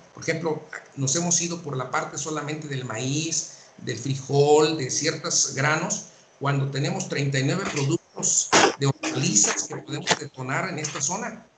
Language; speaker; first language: Spanish; native; Spanish